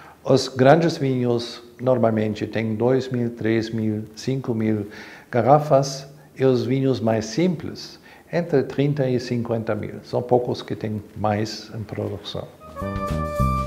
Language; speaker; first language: Portuguese; non-native, fluent; German